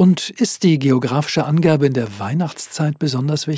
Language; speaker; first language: German; native; German